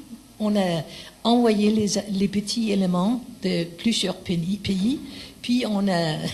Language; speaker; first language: French; non-native, fluent; Danish